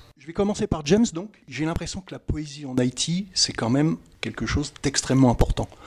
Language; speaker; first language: French; native; French